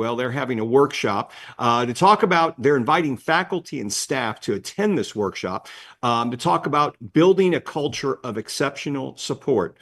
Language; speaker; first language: English; native; English